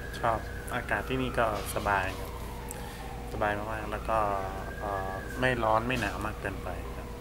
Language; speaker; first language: Thai; native; Thai